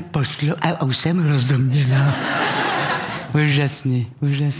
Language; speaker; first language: Czech; non-native, learner; French